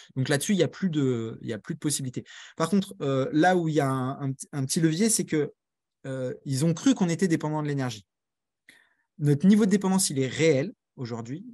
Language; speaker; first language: French; native; French